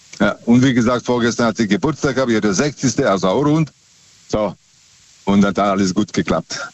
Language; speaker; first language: German; non-native, fluent; Serbian